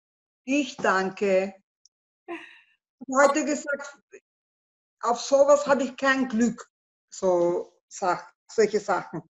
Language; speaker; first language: German; non-native, learner; Turkish